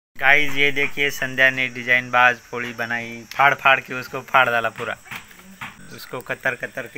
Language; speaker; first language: Hindi; non-native, local second language; Marathi